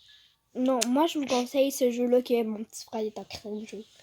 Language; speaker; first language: French; native; French